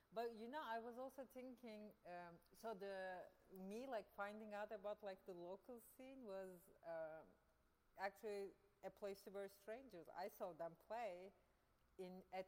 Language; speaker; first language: English; non-native, fluent; Turkish